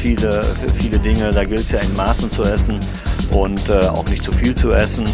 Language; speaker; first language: German; native; German